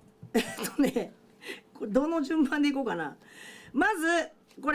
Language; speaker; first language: Japanese; native; Japanese